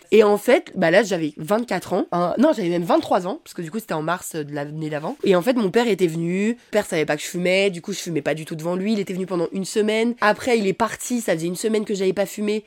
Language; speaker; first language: French; native; French